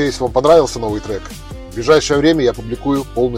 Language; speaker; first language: Russian; native; Russian